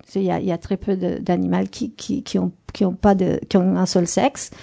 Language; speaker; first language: French; non-native, fluent; Spanish